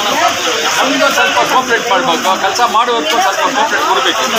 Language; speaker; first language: Kannada; non-native, local second language; Tamil